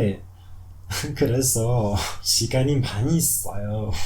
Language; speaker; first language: Korean; non-native, learner; French